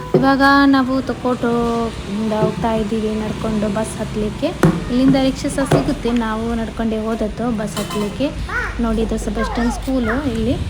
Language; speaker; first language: Kannada; non-native, local second language; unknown